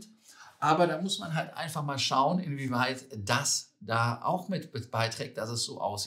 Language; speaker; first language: German; native; German